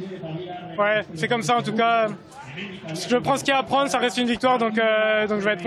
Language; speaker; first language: French; native; French